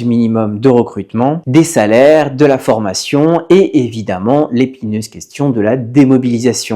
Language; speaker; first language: French; native; French